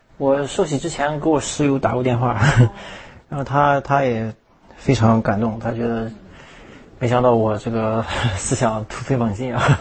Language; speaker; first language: Chinese; native; Chinese